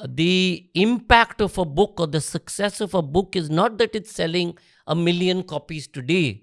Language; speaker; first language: English; non-native, local second language; Hindi